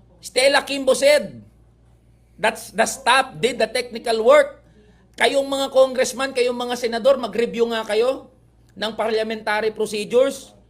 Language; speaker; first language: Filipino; native; Filipino